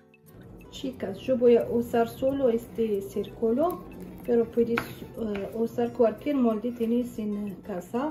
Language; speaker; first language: Spanish; non-native, fluent; Arabic